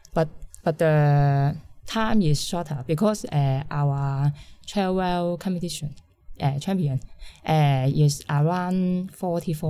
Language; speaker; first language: English; non-native, learner; Cantonese